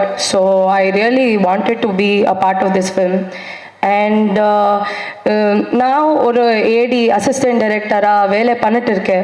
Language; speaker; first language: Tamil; non-native, local second language; Kannada